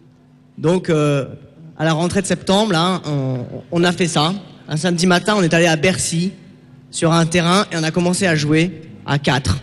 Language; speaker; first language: French; native; French